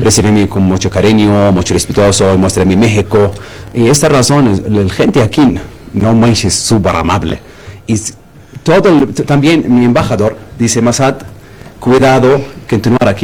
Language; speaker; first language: Spanish; non-native, learner; Arabic